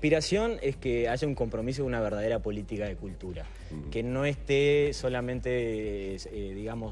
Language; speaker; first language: Spanish; native; Spanish